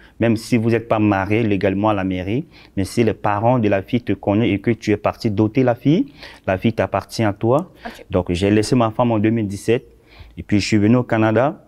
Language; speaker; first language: French; non-native, local second language; Sango